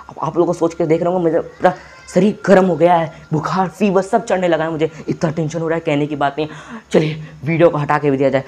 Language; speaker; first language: Hindi; native; Hindi